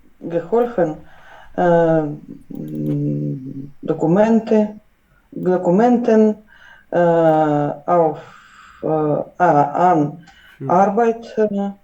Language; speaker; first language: German; non-native, learner; Ukrainian